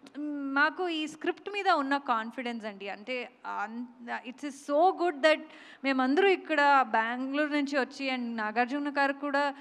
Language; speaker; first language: Telugu; non-native, local second language; Kannada